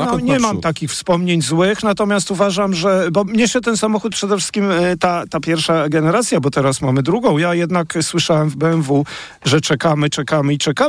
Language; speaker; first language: Polish; native; Polish